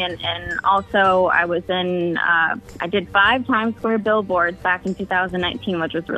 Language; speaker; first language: English; native; English